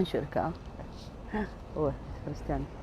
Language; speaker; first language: Swedish; non-native, learner; Tigrinya